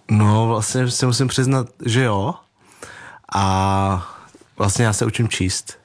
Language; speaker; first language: Czech; early bilingual, other home language; Vietnamese